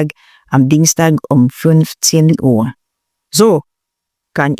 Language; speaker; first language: German; non-native, learner; Filipino